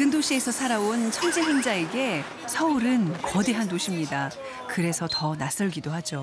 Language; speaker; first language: Korean; native; Korean